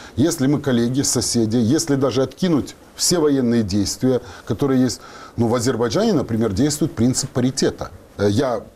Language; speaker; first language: Russian; non-native, local second language; Ukrainian